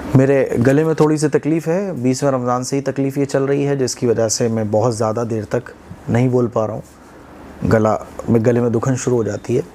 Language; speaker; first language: Urdu; native; Urdu